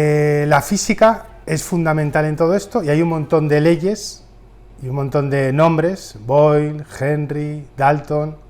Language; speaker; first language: Spanish; native; Spanish